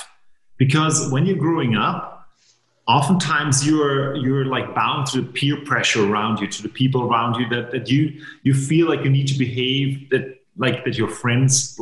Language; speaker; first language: English; non-native, fluent; German